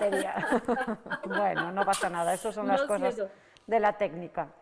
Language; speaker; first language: Spanish; native; Spanish